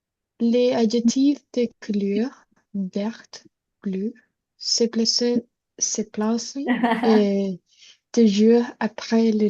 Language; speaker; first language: French; non-native, learner; Spanish